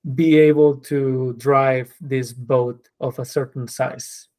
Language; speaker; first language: English; non-native, fluent; Spanish